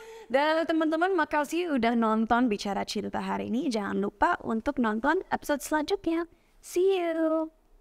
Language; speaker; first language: Indonesian; native; Indonesian